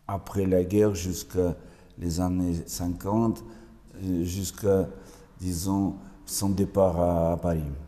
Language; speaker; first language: French; non-native, fluent; Russian